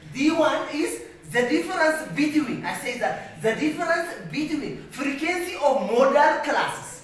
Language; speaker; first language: English; non-native, local second language; Amharic